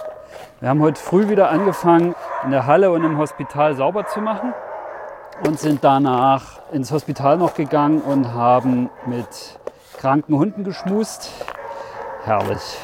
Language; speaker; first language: German; native; German